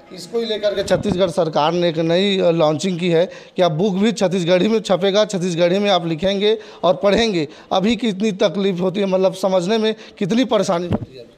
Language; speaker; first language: Hindi; non-native, local second language; Chhattisgarhi